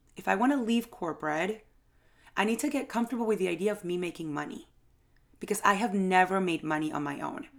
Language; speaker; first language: English; non-native, fluent; Spanish